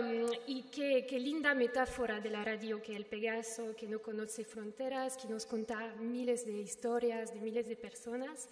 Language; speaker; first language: Spanish; non-native, fluent; French